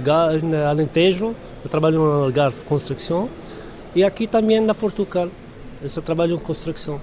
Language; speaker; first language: Portuguese; non-native, learner; Arabic